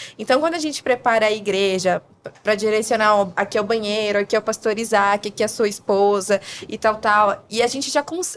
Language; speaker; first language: Portuguese; native; Portuguese